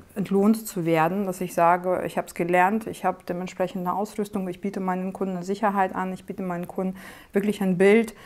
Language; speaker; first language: German; non-native, fluent; Russian